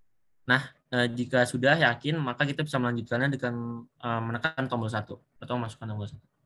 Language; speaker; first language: Indonesian; native; Indonesian